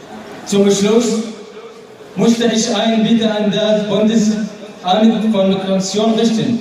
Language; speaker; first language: German; non-native, learner; Arabic